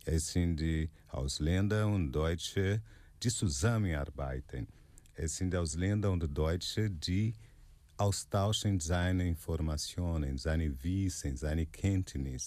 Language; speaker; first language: German; non-native, fluent; Portuguese